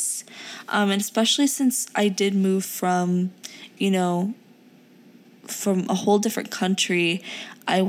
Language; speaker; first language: English; early bilingual, other home language; Urdu